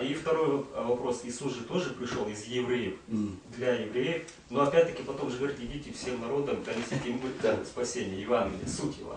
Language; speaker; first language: Russian; native; Russian